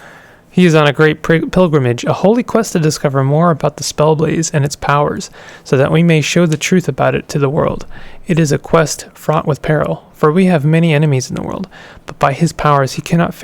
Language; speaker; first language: English; native; English